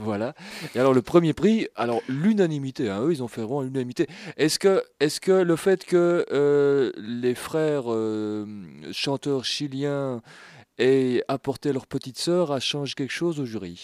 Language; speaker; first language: French; native; French